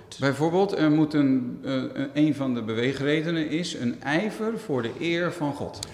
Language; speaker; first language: Dutch; native; Dutch